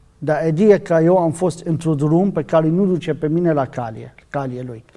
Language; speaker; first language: Romanian; non-native, learner; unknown